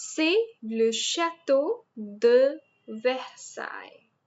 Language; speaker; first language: French; non-native, fluent; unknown